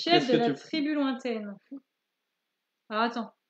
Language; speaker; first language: French; native; French